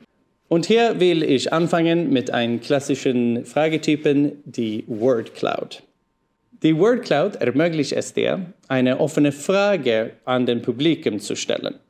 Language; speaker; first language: German; non-native, fluent; Swedish